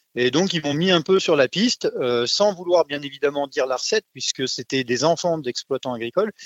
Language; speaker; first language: French; native; French